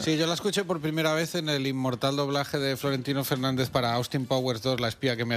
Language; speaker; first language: Spanish; native; Spanish